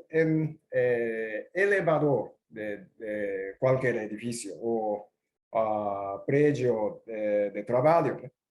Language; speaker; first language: Portuguese; non-native, learner; Japanese